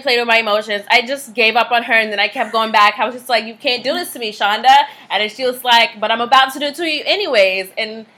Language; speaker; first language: English; non-native, fluent; Haitian Creole